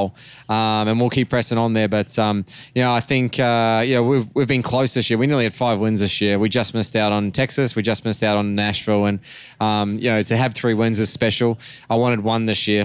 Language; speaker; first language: English; native; English